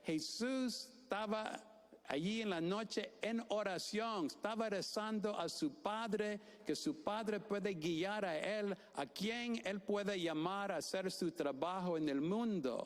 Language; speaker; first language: Spanish; non-native, fluent; English